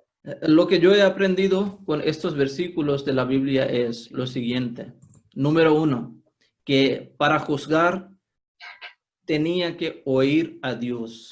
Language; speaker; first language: Spanish; non-native, fluent; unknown